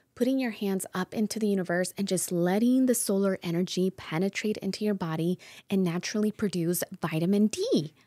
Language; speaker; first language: English; early bilingual, other home language; Spanish